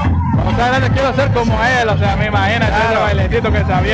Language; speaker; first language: Spanish; native; Spanish